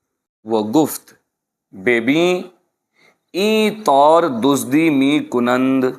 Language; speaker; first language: Persian; non-native, fluent; Urdu